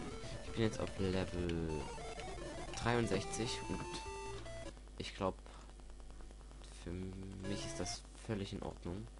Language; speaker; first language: German; native; German